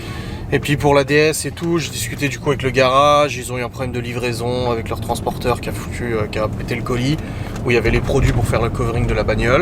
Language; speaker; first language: French; native; French